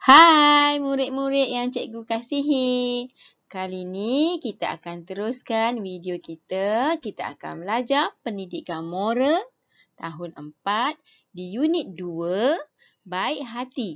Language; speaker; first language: Malay; native; Malay